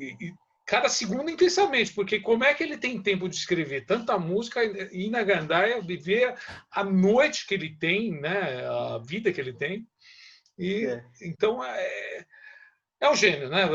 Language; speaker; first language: Portuguese; native; Portuguese